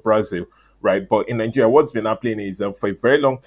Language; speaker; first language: English; non-native, local second language; Yoruba